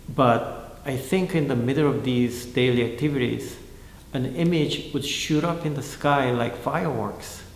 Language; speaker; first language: English; non-native, fluent; Korean